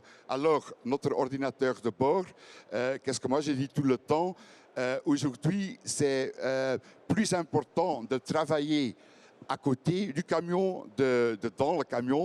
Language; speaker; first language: French; non-native, fluent; Dutch